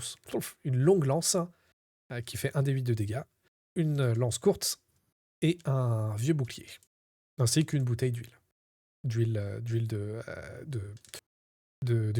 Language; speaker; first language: French; native; French